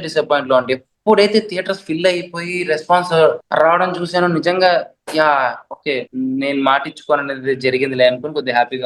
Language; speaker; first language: Telugu; native; Telugu